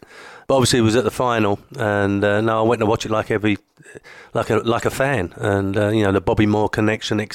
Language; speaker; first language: English; native; English